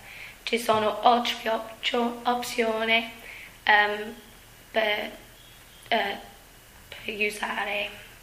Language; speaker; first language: Italian; non-native, learner; English